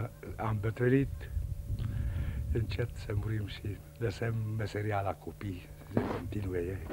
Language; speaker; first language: Romanian; non-native, local second language; Hungarian